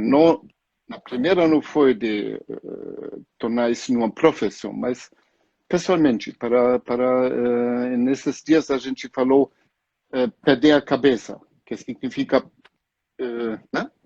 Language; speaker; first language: Portuguese; non-native, fluent; German